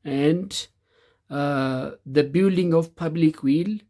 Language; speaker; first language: English; non-native, local second language; Amharic